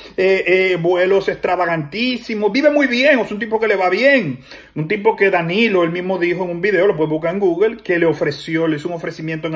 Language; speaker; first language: Spanish; native; Spanish